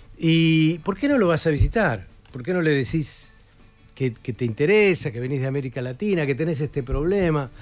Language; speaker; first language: Spanish; native; Spanish